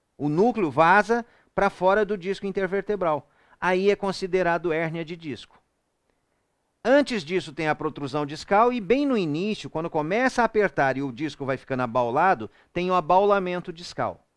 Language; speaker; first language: Portuguese; native; Portuguese